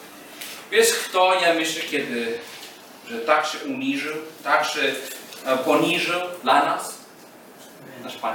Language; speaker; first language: Polish; non-native, fluent; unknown